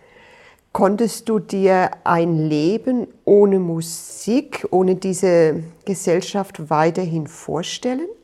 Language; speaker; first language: German; native; German